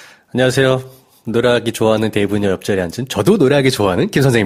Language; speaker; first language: Korean; native; Korean